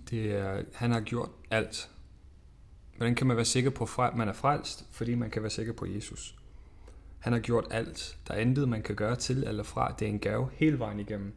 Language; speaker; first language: Danish; non-native, fluent; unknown